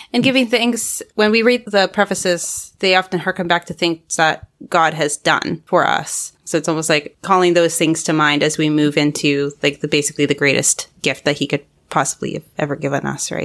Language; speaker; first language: English; native; English